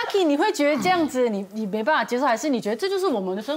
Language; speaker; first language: Chinese; native; Chinese